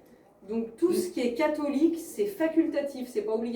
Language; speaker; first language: French; native; French